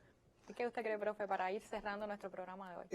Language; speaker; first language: Spanish; native; Spanish